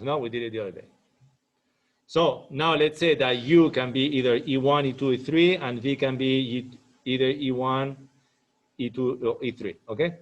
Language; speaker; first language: English; non-native, fluent; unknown